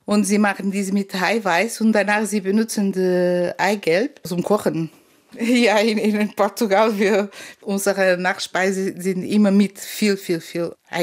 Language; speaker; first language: German; non-native, learner; Portuguese